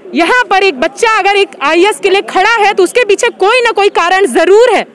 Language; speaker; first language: Hindi; native; Hindi